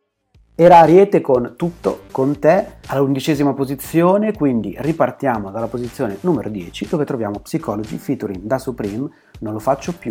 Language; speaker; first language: Italian; native; Italian